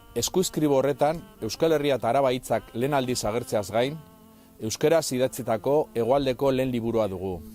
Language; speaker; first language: Basque; non-native, local second language; Spanish